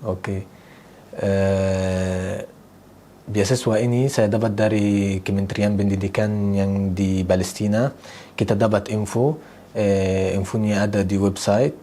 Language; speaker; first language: Indonesian; non-native, learner; Arabic